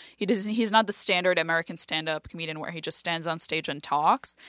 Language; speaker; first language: English; non-native, fluent; French